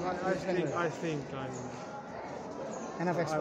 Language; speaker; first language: English; non-native, fluent; Hungarian